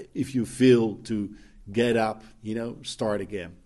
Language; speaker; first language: English; non-native, fluent; Dutch